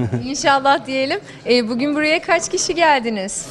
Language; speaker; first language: Turkish; native; Turkish